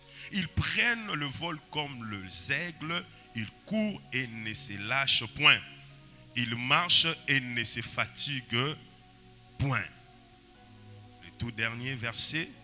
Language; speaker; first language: French; non-native, local second language; Lingala